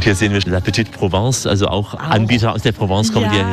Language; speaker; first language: German; native; German